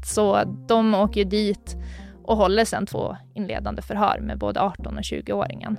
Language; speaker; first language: Swedish; native; Swedish